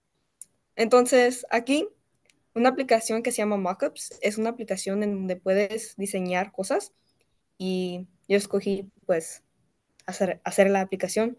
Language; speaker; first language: Spanish; early bilingual, heritage; Spanish